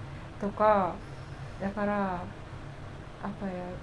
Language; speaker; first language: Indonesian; non-native, learner; Japanese